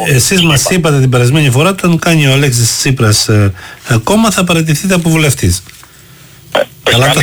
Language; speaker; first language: Greek; native; Greek